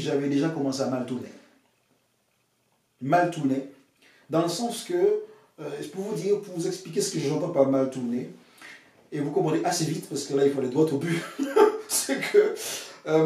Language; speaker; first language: French; non-native, fluent; English